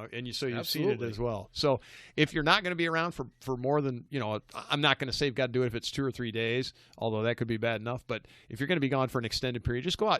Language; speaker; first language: English; native; English